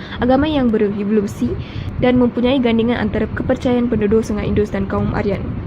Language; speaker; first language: Malay; non-native, local second language; Tamil